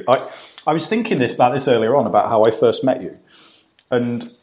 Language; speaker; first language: English; native; English